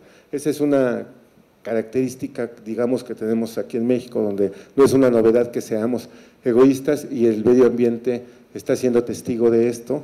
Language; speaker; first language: Spanish; native; Spanish